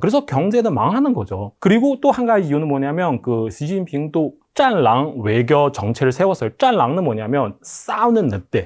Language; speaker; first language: Korean; non-native, fluent; Chinese